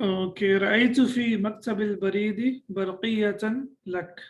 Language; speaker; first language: Arabic; non-native, fluent; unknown